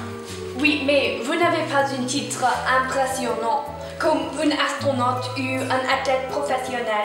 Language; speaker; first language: French; non-native, learner; English